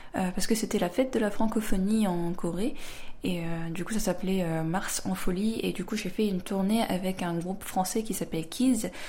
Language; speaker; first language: French; early bilingual, other home language; Korean